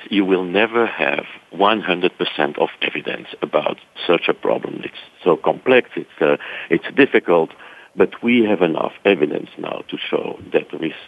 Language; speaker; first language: English; non-native, fluent; French